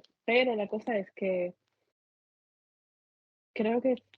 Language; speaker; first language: Spanish; non-native, fluent; English